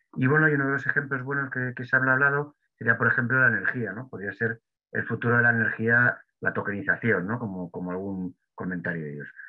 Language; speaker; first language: Spanish; native; Spanish